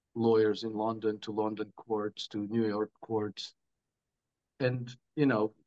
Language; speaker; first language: English; non-native, fluent; Croatian